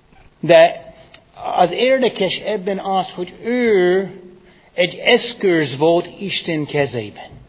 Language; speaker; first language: Hungarian; non-native, fluent; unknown